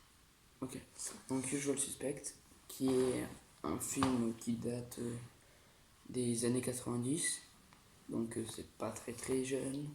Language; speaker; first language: French; native; French